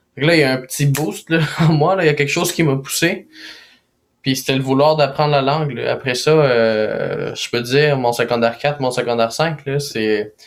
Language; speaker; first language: French; non-native, fluent; Spanish